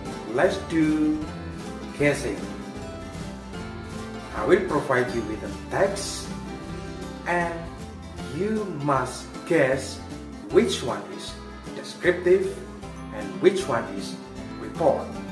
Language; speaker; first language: English; non-native, fluent; Indonesian